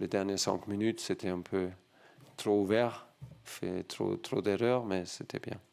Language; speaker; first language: French; non-native, learner; German